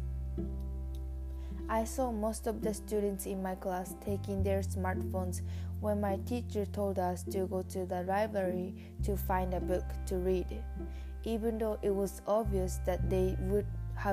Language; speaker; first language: English; non-native, learner; Japanese